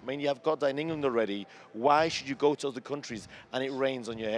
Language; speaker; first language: English; non-native, fluent; German